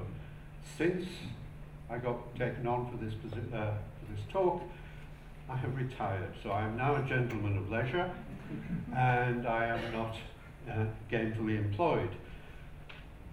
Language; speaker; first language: English; native; English